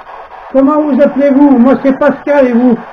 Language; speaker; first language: French; native; French